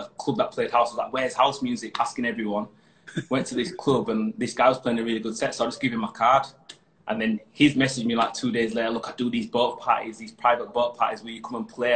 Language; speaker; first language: English; native; English